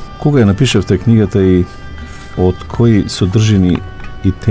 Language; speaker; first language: Macedonian; native; Macedonian